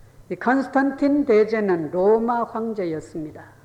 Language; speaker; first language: Korean; native; Korean